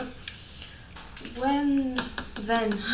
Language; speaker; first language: English; non-native, learner; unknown